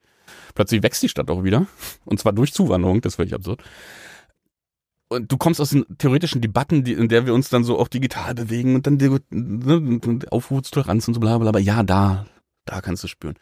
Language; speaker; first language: German; native; German